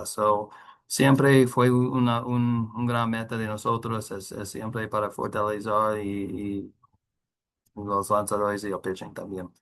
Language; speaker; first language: Spanish; non-native, learner; English